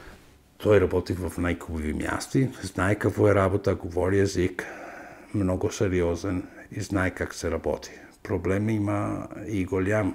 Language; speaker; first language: Bulgarian; non-native, fluent; Italian